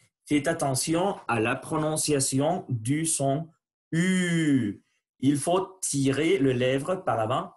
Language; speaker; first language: French; non-native, learner; Spanish